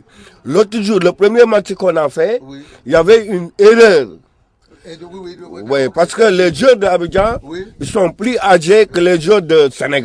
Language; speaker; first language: French; non-native, local second language; Wolof